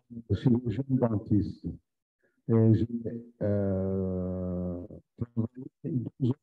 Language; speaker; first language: French; non-native, fluent; Arabic